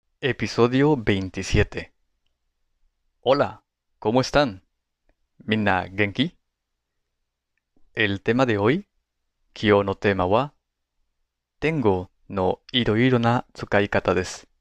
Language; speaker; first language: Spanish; non-native, fluent; Japanese